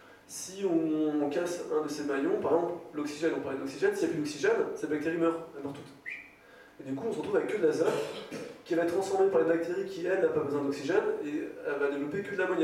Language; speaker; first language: French; native; French